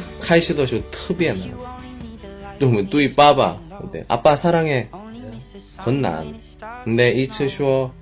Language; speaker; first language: Chinese; non-native, learner; Korean